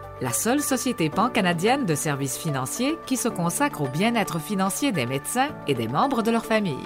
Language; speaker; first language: French; native; French